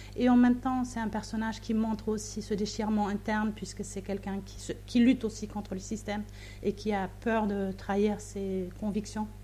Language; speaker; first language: French; non-native, fluent; German